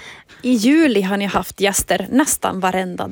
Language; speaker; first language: Swedish; non-native, local second language; Finnish